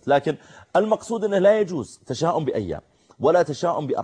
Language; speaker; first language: Arabic; native; Arabic